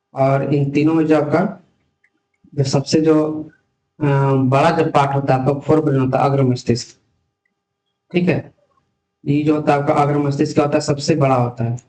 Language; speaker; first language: Hindi; native; Hindi